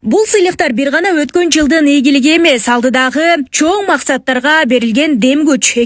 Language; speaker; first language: Kyrgyz; native; Kyrgyz